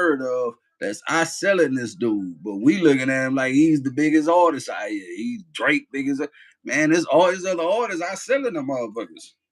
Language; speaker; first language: English; native; English